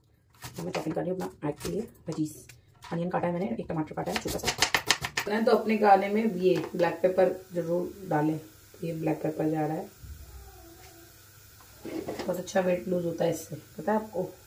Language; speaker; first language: Hindi; native; Hindi